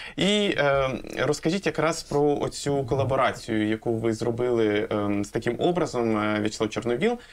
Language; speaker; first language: Ukrainian; native; Ukrainian